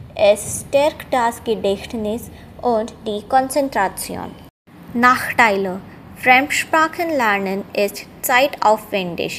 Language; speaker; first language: German; non-native, learner; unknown